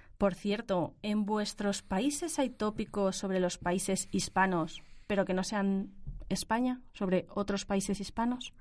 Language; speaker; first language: Spanish; native; Spanish